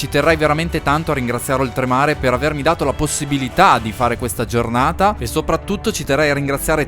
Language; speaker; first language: Italian; native; Italian